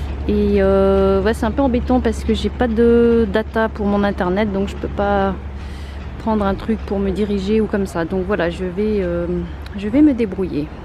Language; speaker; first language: French; native; French